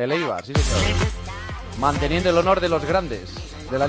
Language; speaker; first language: Spanish; native; Spanish